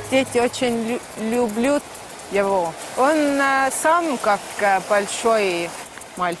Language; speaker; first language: Russian; non-native, learner; Estonian